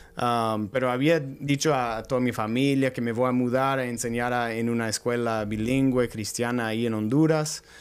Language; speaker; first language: Spanish; non-native, fluent; English